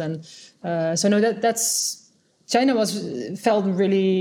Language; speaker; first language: English; non-native, fluent; Dutch